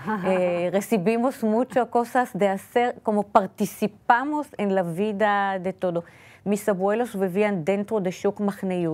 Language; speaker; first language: Spanish; non-native, fluent; Hebrew